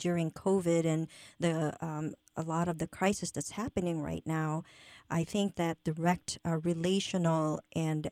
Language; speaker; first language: English; non-native, local second language; Filipino